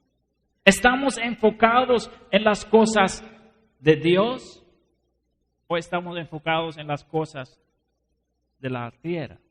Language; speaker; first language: Spanish; non-native, fluent; Dutch